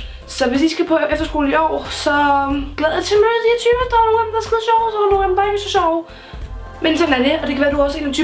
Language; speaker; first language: Danish; native; Danish